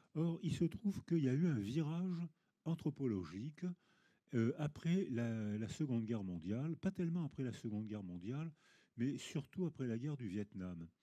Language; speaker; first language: French; native; French